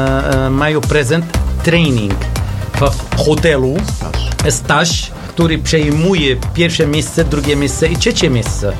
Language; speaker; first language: Polish; non-native, learner; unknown